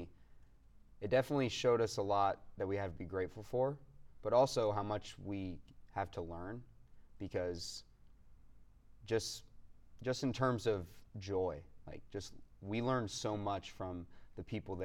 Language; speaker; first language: English; native; English